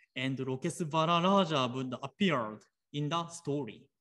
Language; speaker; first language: English; non-native, fluent; Japanese